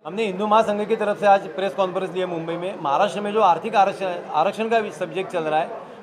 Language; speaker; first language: Hindi; non-native, local second language; Marathi